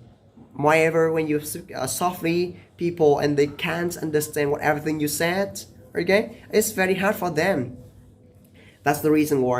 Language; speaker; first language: English; non-native, learner; Vietnamese